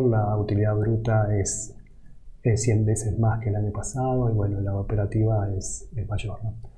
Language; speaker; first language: Spanish; native; Spanish